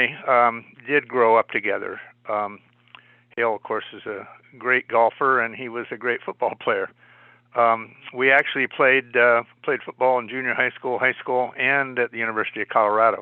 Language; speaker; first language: English; native; English